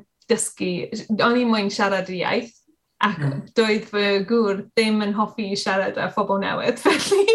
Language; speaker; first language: Welsh; non-native, learner; English